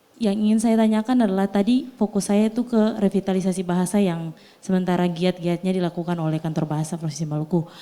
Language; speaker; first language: Indonesian; native; Indonesian